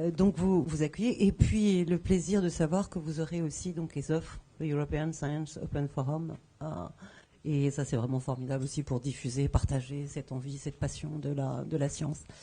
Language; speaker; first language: French; native; French